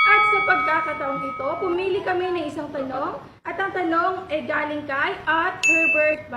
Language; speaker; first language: Filipino; non-native, local second language; Hiligaynon